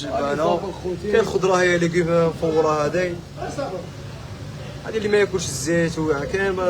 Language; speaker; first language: Arabic; native; Arabic